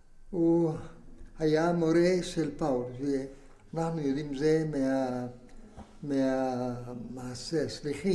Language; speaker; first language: Hebrew; non-native, fluent; Italian